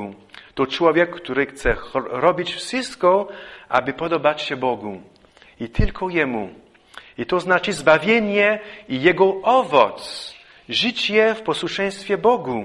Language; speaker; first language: Polish; non-native, fluent; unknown